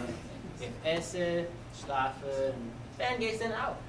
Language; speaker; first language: German; non-native, learner; English